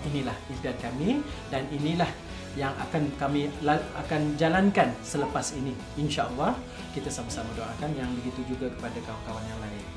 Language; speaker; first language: Malay; native; Malay